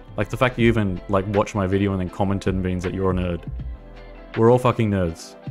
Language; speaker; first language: English; native; English